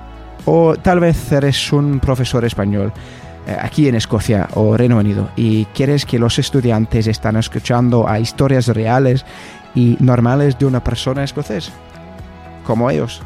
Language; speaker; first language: Spanish; non-native, fluent; English